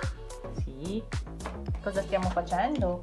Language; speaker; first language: Italian; non-native, fluent; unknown